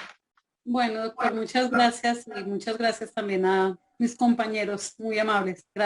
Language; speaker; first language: Spanish; native; Spanish